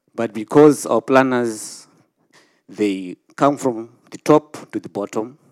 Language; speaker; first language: English; non-native, local second language; Shona